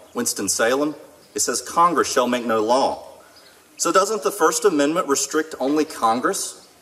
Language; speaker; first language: English; native; English